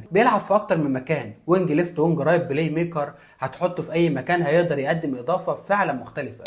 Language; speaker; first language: Arabic; native; Arabic